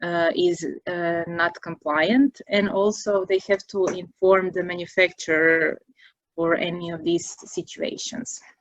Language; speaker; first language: English; non-native, fluent; Croatian